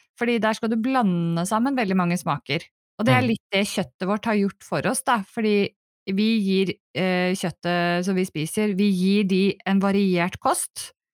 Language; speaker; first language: Norwegian; native; Norwegian